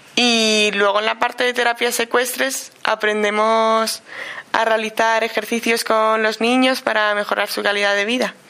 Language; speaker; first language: Spanish; native; Spanish